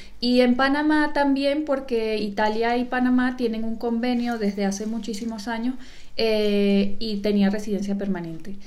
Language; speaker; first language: Spanish; native; Spanish